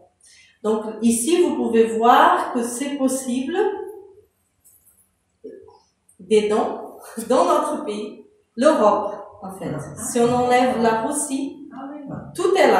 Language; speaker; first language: French; non-native, fluent; Portuguese